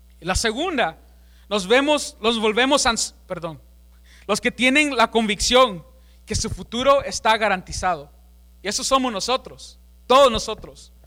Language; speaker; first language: Spanish; early bilingual, heritage; Spanish